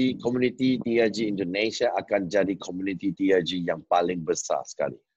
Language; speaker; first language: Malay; non-native, local second language; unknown